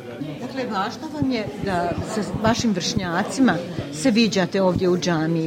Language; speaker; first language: Serbian; native; Serbian